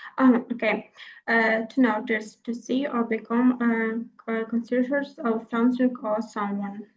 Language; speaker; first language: English; non-native, learner; Ukrainian